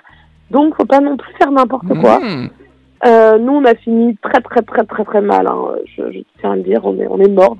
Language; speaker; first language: French; native; French